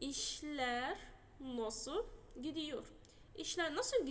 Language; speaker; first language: Turkish; non-native, fluent; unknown